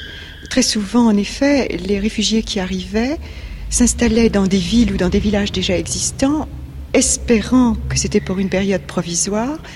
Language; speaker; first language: French; native; French